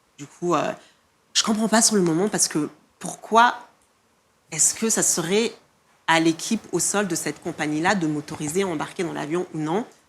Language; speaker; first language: French; non-native, local second language; Malagasy